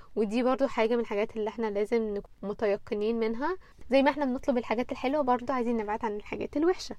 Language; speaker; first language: Arabic; native; Arabic